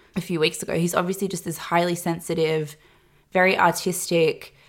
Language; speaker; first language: English; native; English